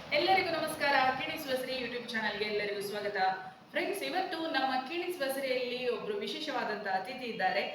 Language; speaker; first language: Kannada; non-native, local second language; Konkani